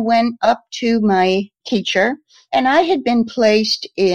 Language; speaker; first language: English; native; English